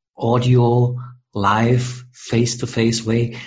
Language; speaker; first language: English; non-native, fluent; German